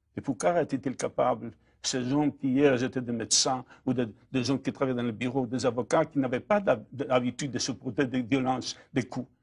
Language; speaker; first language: French; non-native, fluent; Polish